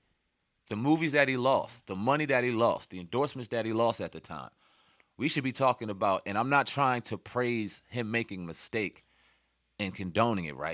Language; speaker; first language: English; native; English